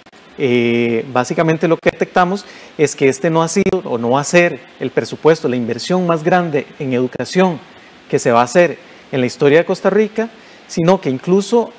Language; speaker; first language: Spanish; native; Spanish